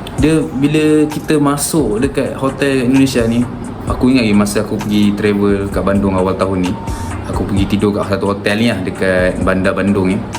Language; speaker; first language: Malay; native; Malay